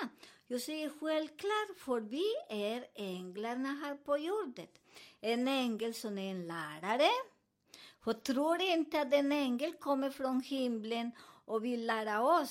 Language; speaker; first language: Swedish; non-native, learner; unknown